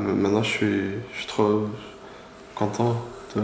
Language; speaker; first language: French; non-native, learner; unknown